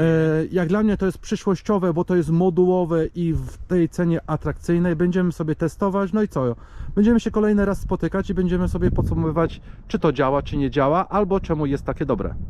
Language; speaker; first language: Polish; native; Polish